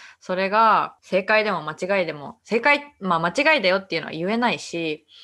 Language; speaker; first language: Japanese; early bilingual, heritage; Japanese